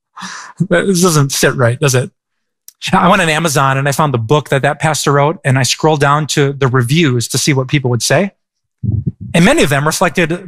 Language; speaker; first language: English; native; English